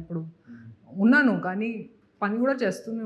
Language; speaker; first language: Telugu; non-native, local second language; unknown